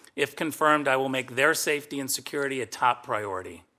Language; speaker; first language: English; native; English